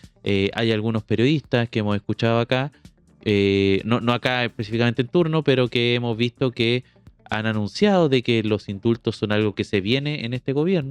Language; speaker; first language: Spanish; native; Spanish